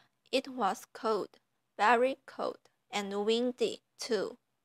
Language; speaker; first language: English; non-native, fluent; Chinese